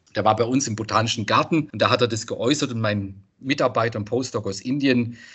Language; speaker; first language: German; native; German